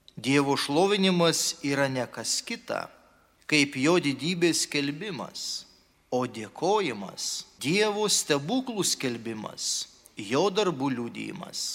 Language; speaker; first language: Lithuanian; native; Lithuanian